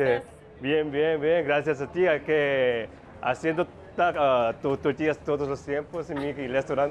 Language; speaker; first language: Spanish; non-native, learner; Korean